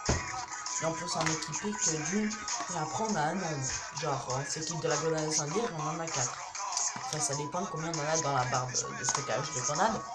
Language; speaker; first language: French; native; French